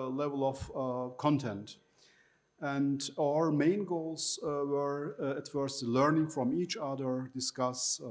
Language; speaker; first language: English; non-native, fluent; Turkish